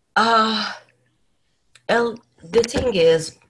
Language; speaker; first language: English; non-native, fluent; Persian